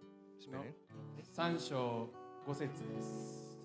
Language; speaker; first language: Japanese; early bilingual, other home language; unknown